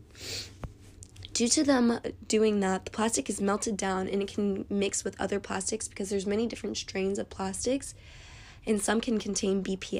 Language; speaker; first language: English; native; English